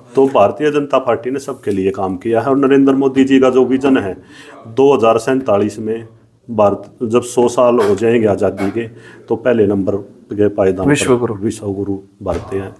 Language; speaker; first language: Hindi; native; Hindi